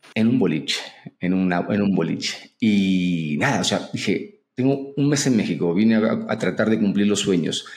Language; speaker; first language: Spanish; native; Spanish